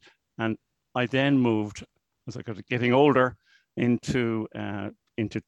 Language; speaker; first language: English; native; English